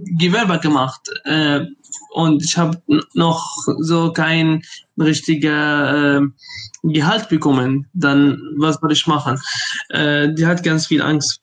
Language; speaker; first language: German; non-native, learner; Arabic